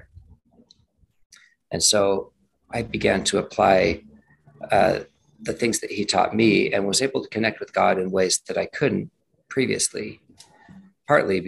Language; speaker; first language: English; native; English